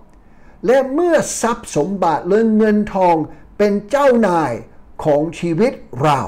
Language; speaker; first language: Thai; non-native, fluent; English